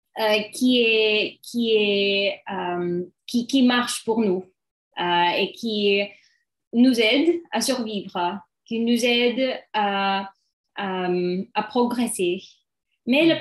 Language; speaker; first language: French; non-native, learner; English